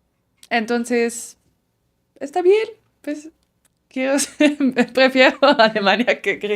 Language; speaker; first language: Spanish; non-native, fluent; Dutch